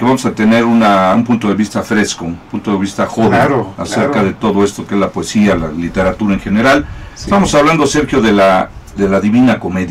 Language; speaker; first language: Spanish; native; Spanish